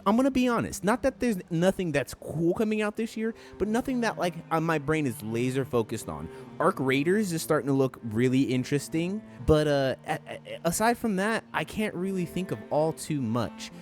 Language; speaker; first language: English; native; English